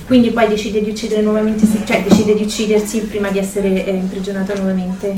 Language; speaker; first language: Italian; native; Italian